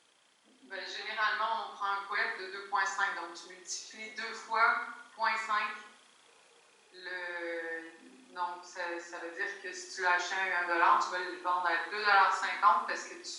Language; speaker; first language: French; native; French